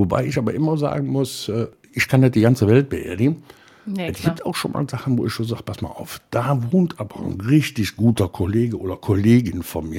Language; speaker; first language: German; native; German